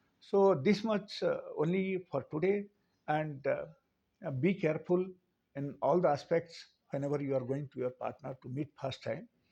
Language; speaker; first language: English; non-native, local second language; Telugu